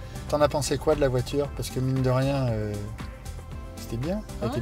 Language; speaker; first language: French; native; French